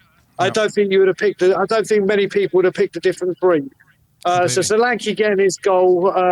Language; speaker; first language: English; native; English